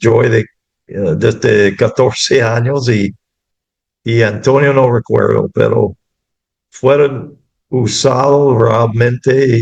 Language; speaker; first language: Spanish; non-native, fluent; English